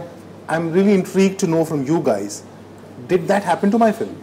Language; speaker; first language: English; non-native, local second language; Hindi